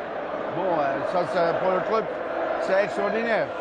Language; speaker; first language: French; non-native, fluent; Dutch